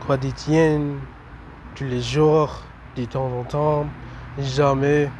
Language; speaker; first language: French; non-native, learner; English